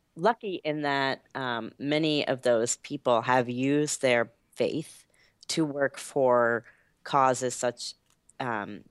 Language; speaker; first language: English; native; English